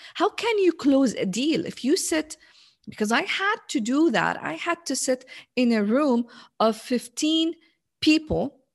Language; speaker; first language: English; non-native, fluent; Arabic